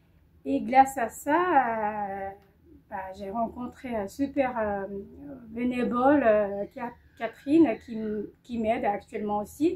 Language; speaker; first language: French; non-native, fluent; Japanese